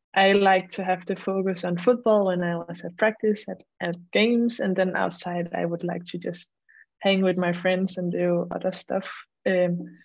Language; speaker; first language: English; non-native, fluent; Danish